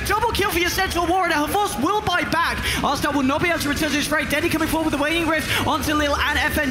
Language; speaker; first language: English; native; English